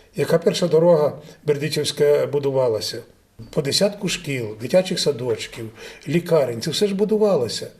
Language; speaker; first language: Ukrainian; native; Ukrainian